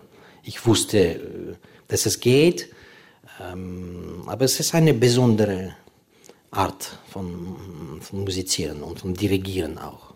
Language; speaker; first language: German; non-native, fluent; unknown